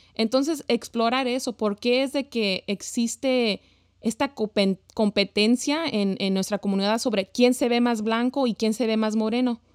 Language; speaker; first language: Spanish; early bilingual, heritage; Spanish